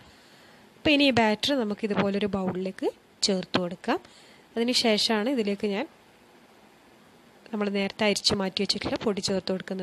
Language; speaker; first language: Malayalam; native; Malayalam